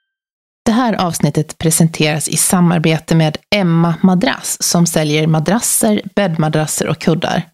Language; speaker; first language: Swedish; native; Swedish